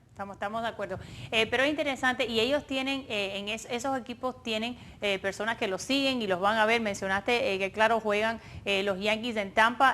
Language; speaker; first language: Spanish; early bilingual, other home language; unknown